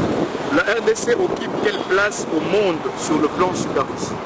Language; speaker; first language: French; non-native, local second language; Lingala